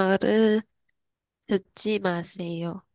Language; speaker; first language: Korean; non-native, learner; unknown